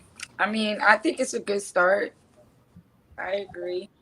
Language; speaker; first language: English; native; English